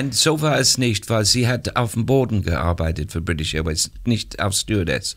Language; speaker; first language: German; non-native, fluent; English